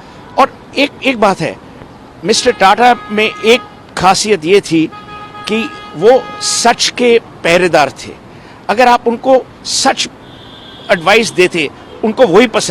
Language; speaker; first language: Hindi; native; Hindi